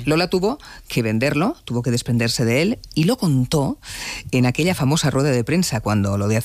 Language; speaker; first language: Spanish; native; Spanish